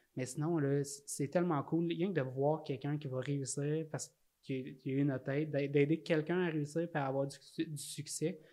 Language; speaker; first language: French; native; French